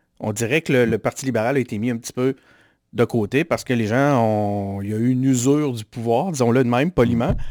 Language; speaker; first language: French; native; French